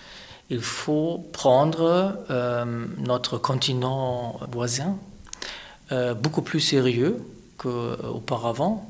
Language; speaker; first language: French; non-native, fluent; German